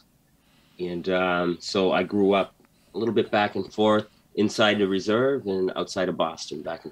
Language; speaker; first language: English; native; English